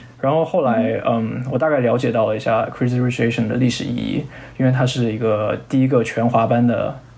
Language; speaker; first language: Chinese; native; Chinese